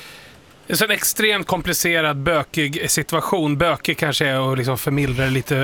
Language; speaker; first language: Swedish; native; Swedish